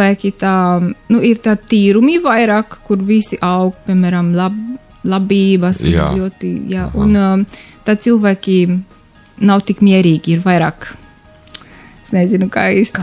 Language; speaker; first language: Latvian; non-native, learner; Romanian